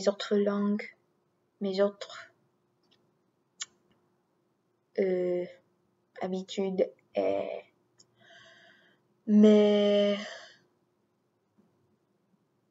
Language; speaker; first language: French; non-native, learner; English